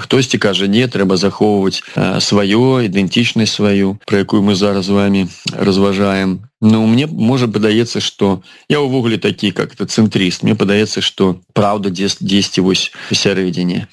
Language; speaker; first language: Belarusian; non-native, local second language; Russian